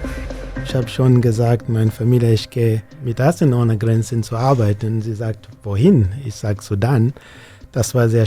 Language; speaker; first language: German; non-native, learner; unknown